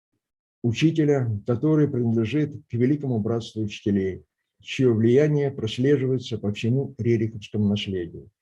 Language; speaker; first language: Russian; native; Russian